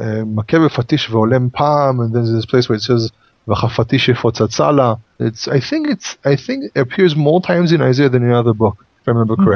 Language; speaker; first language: English; non-native, fluent; Hebrew